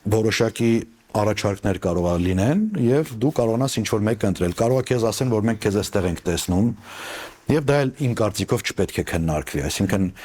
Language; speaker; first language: Armenian; native; Armenian